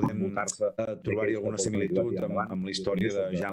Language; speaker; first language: Catalan; native; Catalan